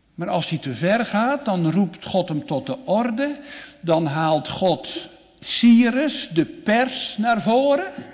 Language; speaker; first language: Dutch; native; Dutch